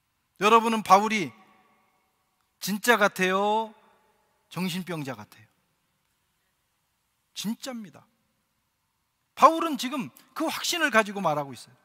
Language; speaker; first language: Korean; native; Korean